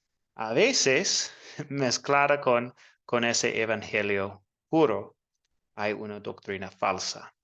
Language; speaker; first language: Spanish; non-native, fluent; English